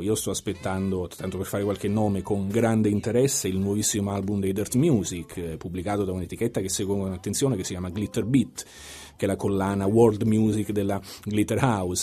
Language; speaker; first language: Italian; native; Italian